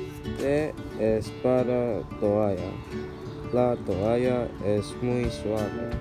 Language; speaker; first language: Spanish; non-native, learner; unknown